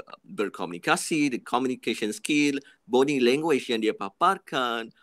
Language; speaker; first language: Malay; native; Malay